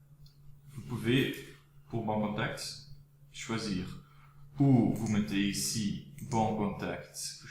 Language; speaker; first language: French; non-native, local second language; Dutch